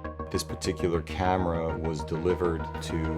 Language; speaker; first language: English; native; English